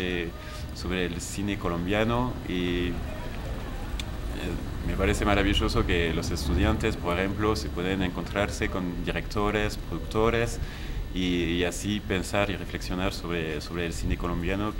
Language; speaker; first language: Spanish; non-native, fluent; French